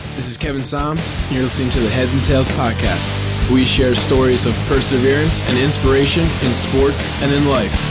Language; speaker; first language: English; early bilingual, other home language; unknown